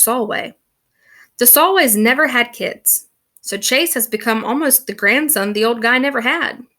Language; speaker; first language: English; native; English